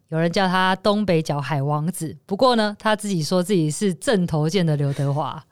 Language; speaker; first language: Chinese; native; Chinese